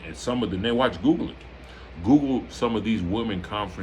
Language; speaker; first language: English; native; English